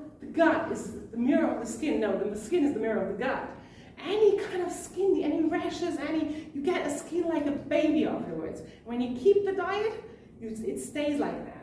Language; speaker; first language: English; non-native, fluent; German